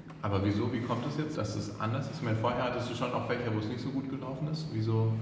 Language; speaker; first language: German; native; German